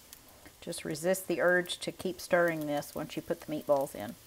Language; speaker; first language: English; native; English